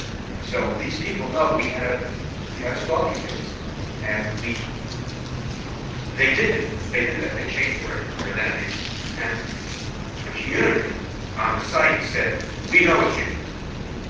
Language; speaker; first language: English; native; English